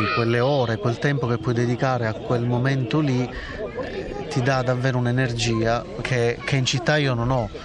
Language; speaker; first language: Italian; native; Italian